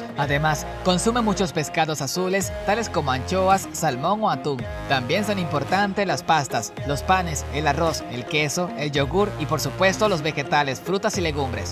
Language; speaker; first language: Spanish; native; Spanish